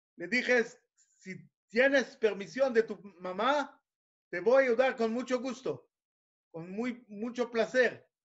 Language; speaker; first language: Spanish; non-native, fluent; Hebrew